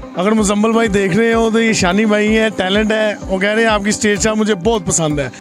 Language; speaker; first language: Urdu; non-native, local second language; Punjabi